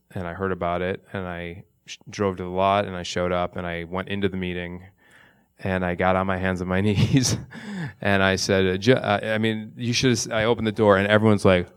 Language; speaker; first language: English; native; English